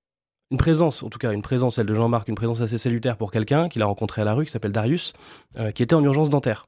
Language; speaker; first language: French; native; French